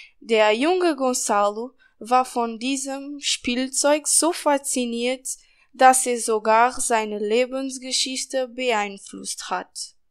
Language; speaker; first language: German; non-native, learner; Portuguese